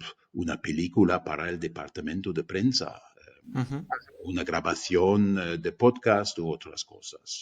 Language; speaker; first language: Spanish; non-native, fluent; German